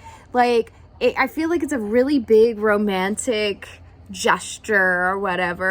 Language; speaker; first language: English; native; English